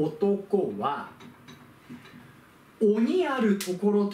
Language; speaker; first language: Japanese; native; Japanese